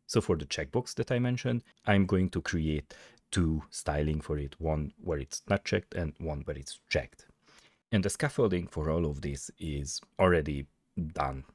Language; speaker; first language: English; non-native, fluent; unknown